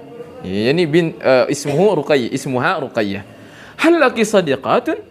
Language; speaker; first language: Arabic; non-native, fluent; Indonesian